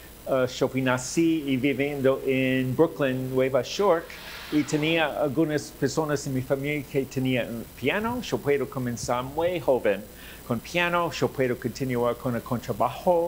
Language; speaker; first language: Spanish; non-native, learner; English